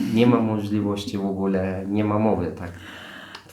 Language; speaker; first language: Polish; non-native, fluent; Turkish